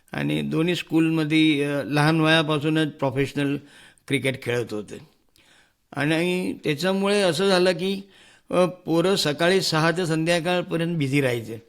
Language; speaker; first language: Marathi; non-native, local second language; Hindi